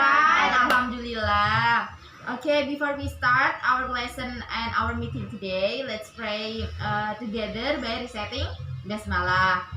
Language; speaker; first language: English; non-native, learner; Indonesian